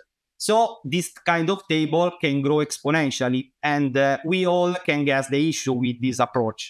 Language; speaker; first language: English; non-native, fluent; Italian